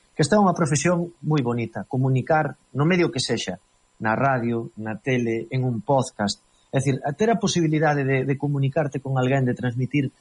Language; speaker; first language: Galician; native; Galician